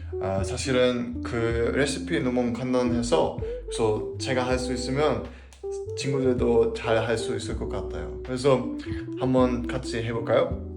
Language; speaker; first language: Korean; non-native, learner; German